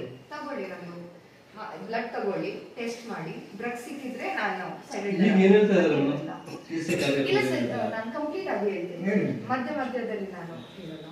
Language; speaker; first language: Kannada; non-native, local second language; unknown